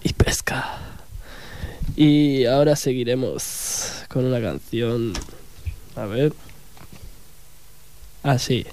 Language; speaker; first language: Spanish; native; Spanish